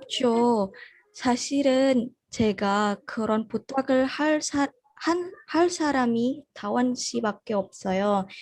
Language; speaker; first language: Korean; non-native, learner; Indonesian